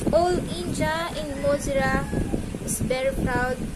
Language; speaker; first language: English; non-native, local second language; Filipino